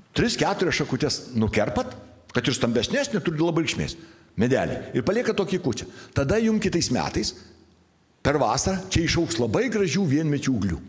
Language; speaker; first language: Lithuanian; native; Lithuanian